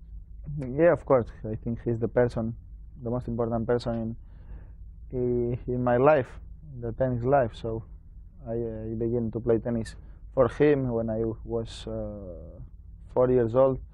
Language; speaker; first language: English; non-native, learner; Spanish